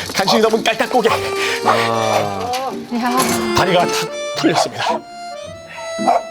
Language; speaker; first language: Korean; native; Korean